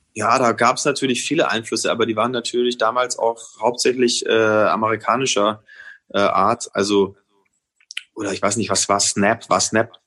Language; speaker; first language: German; native; German